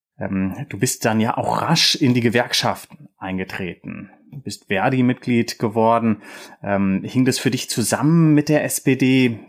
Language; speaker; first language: German; native; German